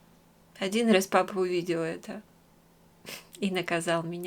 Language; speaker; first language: Russian; native; Russian